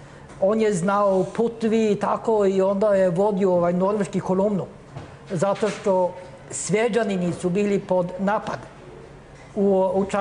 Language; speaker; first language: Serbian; non-native, fluent; Norwegian